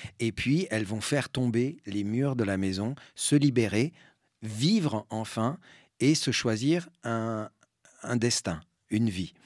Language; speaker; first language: French; early bilingual, other home language; Spanish